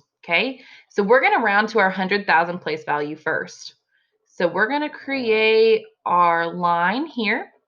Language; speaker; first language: English; native; English